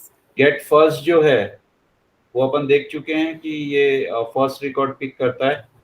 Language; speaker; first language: Hindi; native; Hindi